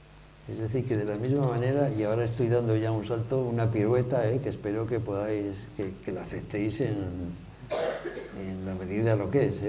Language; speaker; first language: Spanish; native; Spanish